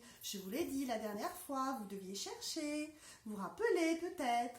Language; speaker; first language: French; native; French